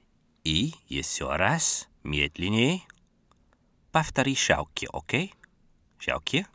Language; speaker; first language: Russian; non-native, fluent; Dutch